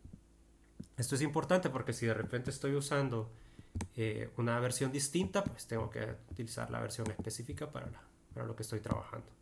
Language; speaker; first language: Spanish; native; Spanish